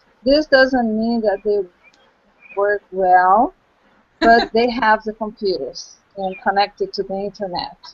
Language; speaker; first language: English; non-native, local second language; Portuguese